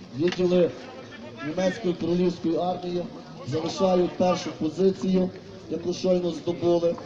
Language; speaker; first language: Ukrainian; native; Ukrainian